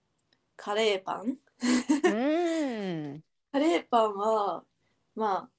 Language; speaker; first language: Japanese; native; Japanese